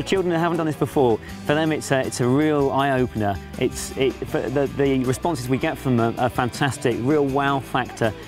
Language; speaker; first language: English; native; English